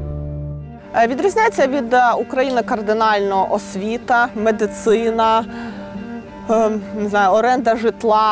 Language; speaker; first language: Ukrainian; native; Ukrainian